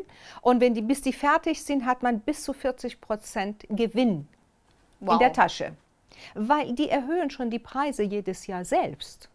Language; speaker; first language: German; non-native, fluent; Persian